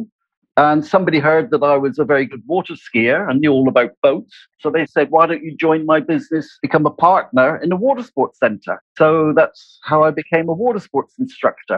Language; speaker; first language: English; native; English